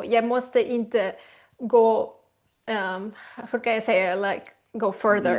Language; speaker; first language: Swedish; non-native, learner; Spanish